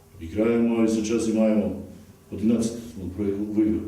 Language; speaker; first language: Russian; non-native, learner; Serbian